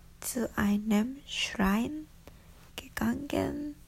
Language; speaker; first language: German; non-native, learner; Japanese